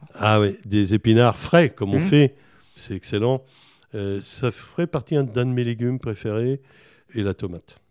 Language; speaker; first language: French; native; French